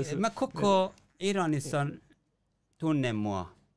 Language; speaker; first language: Finnish; non-native, learner; Persian